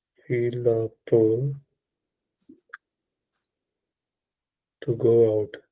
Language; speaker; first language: French; non-native, learner; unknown